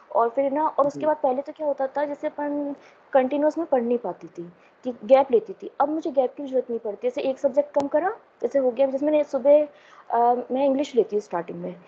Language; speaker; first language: Hindi; native; Hindi